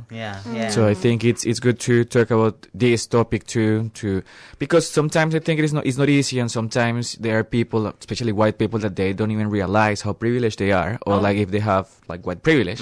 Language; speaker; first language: English; non-native, fluent; Spanish